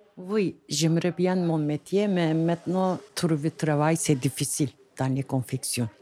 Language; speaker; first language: French; non-native, learner; Turkish